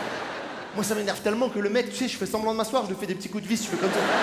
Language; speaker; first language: French; native; French